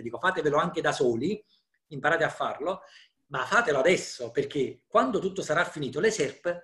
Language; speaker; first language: Italian; native; Italian